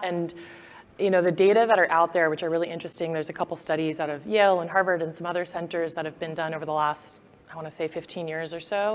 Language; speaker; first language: English; native; English